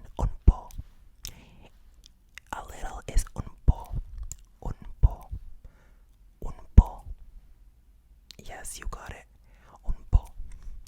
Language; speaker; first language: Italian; non-native, learner; English